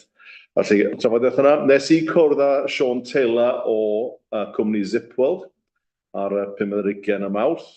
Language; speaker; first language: Welsh; native; Welsh